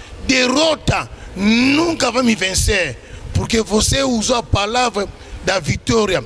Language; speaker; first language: Portuguese; non-native, learner; Lingala